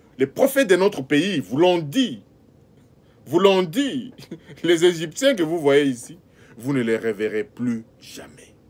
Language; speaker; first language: French; non-native, local second language; Lingala